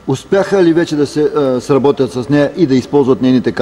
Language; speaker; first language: Bulgarian; native; Bulgarian